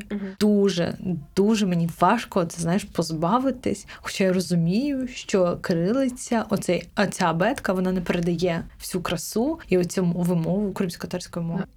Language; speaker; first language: Ukrainian; non-native, local second language; Crimean Tatar